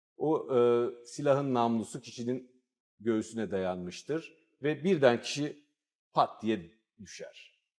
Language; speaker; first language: Turkish; native; Turkish